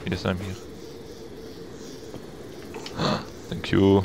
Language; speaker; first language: English; non-native, fluent; German